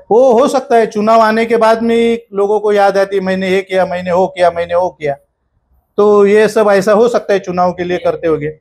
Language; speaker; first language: Hindi; non-native, local second language; Marathi